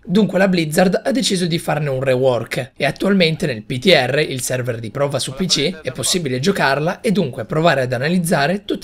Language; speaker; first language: Italian; native; Italian